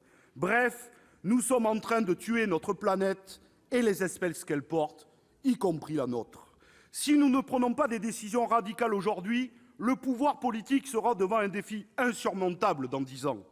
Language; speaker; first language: French; native; French